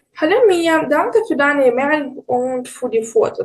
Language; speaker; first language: German; non-native, learner; Ukrainian